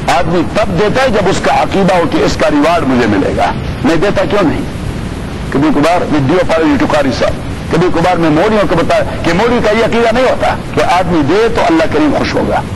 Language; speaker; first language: Urdu; non-native, local second language; Pashto